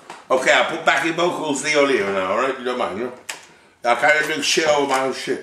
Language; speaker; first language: English; native; English